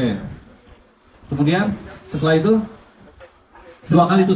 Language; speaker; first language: Indonesian; native; Indonesian